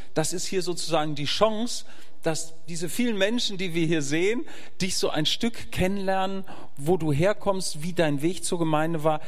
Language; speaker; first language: German; native; German